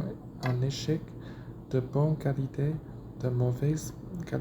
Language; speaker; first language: French; non-native, learner; Chinese